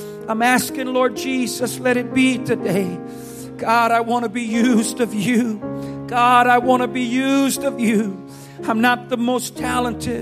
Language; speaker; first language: English; native; English